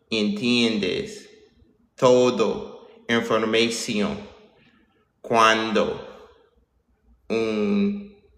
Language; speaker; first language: Spanish; non-native, learner; English